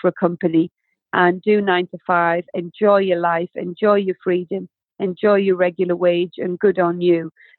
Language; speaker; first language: English; native; English